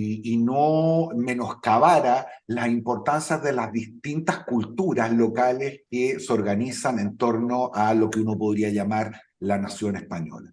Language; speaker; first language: Spanish; native; Spanish